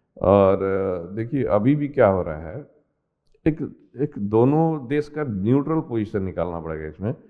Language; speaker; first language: Hindi; native; Hindi